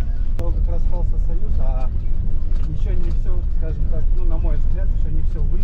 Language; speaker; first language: Russian; native; Russian